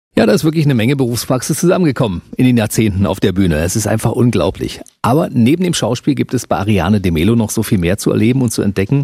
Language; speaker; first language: German; native; German